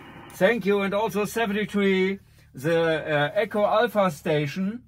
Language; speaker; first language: English; non-native, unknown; German